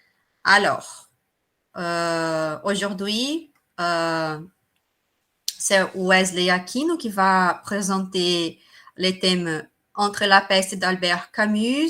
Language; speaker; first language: French; non-native, fluent; Portuguese